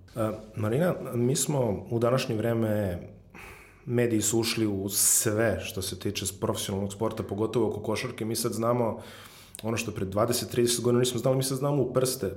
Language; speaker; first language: Serbian; native; Serbian